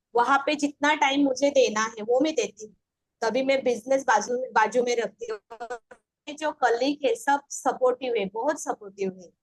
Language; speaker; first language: Hindi; non-native, local second language; Marathi